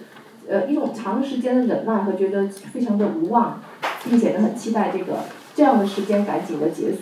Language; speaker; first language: Chinese; native; Chinese